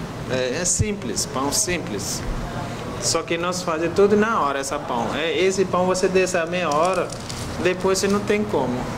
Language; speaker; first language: Portuguese; non-native, learner; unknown